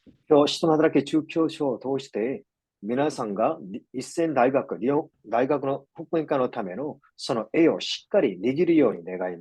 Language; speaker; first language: Japanese; non-native, fluent; Korean